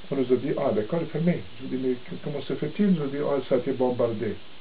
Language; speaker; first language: French; non-native, local second language; Arabic